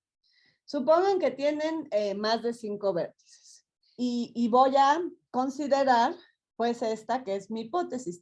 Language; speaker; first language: Spanish; native; Spanish